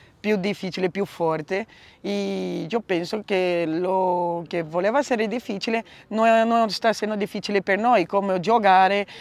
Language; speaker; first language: Italian; non-native, learner; Portuguese